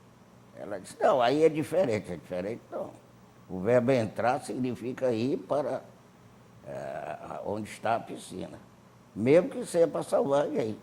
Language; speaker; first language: Portuguese; native; Portuguese